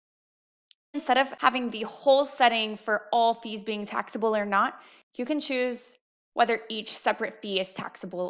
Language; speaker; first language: English; native; English